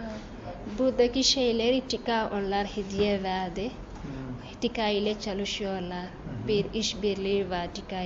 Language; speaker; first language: Turkish; non-native, learner; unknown